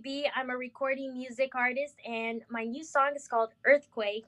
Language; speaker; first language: English; non-native, fluent; Portuguese